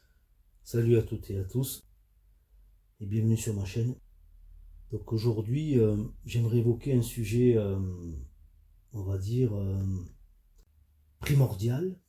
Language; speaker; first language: French; native; French